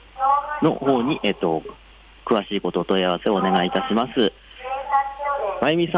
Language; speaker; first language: Japanese; native; Japanese